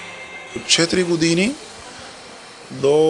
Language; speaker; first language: Bulgarian; non-native, learner; Spanish